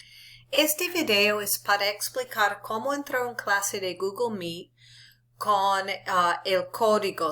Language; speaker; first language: Spanish; non-native, local second language; English